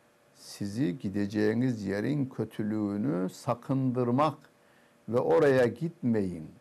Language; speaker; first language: Turkish; native; Turkish